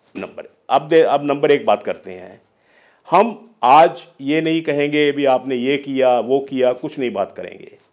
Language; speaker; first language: Hindi; non-native, local second language; Punjabi